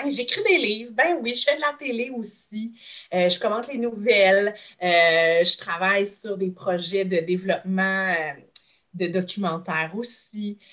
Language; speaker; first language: French; native; French